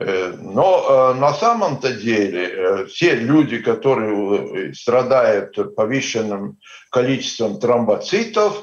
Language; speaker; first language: Russian; non-native, local second language; Latvian